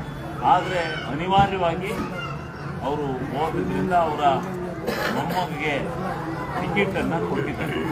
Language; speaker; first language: Kannada; native; Kannada